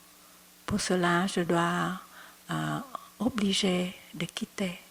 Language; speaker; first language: French; non-native, learner; Vietnamese